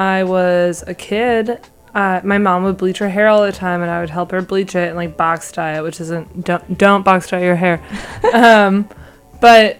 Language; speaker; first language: English; native; English